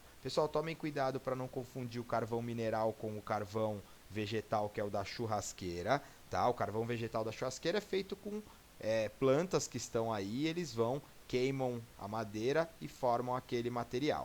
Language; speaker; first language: Portuguese; native; Portuguese